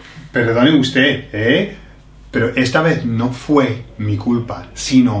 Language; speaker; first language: Spanish; non-native, fluent; English